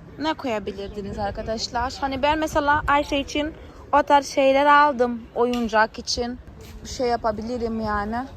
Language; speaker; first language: Turkish; native; Turkish